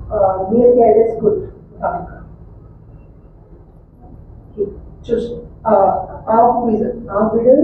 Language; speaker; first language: German; non-native, learner; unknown